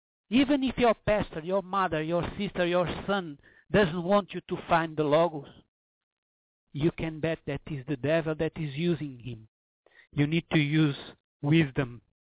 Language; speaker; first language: English; non-native, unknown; Portuguese